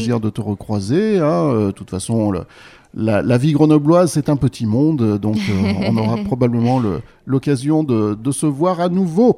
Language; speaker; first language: French; native; French